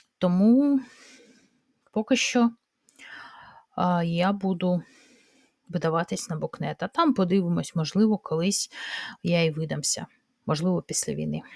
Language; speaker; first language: Ukrainian; non-native, local second language; Russian